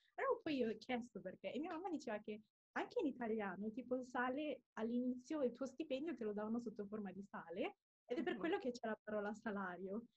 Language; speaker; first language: Italian; early bilingual, other home language; Tamil